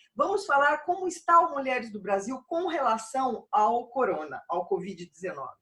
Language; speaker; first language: Portuguese; native; Portuguese